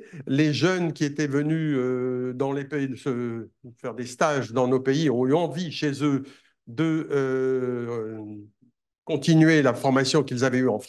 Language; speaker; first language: French; native; French